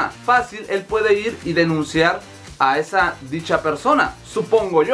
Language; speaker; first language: Spanish; native; Spanish